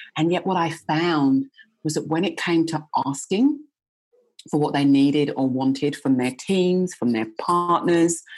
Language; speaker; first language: English; native; English